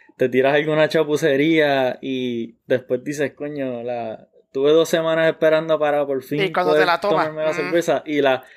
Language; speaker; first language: Spanish; native; Spanish